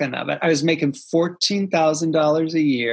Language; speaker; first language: English; native; English